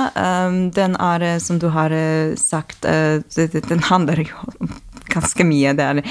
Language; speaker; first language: Norwegian; non-native, fluent; Polish